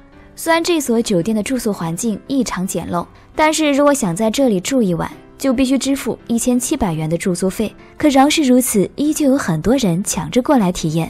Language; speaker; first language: Chinese; native; Chinese